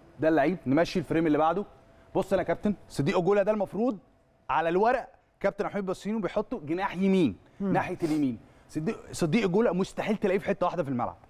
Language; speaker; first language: Arabic; native; Arabic